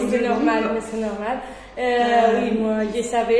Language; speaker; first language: French; non-native, fluent; Spanish